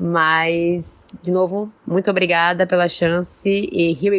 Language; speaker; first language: Portuguese; native; Portuguese